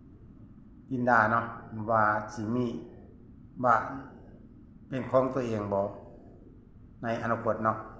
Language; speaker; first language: Thai; non-native, local second language; Northeastern Thai